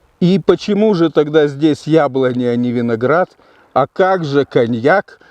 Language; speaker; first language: Russian; native; Russian